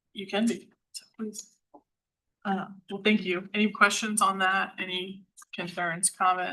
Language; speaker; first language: English; native; English